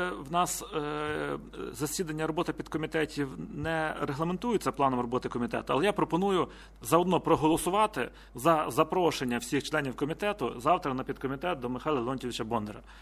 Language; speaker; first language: Ukrainian; native; Ukrainian